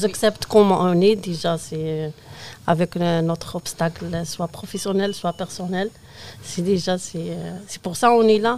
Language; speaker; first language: French; non-native, fluent; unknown